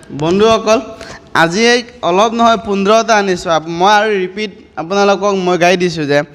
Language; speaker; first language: Assamese; non-native, local second language; Mising